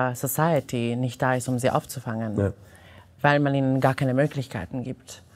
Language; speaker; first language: German; non-native, fluent; Serbian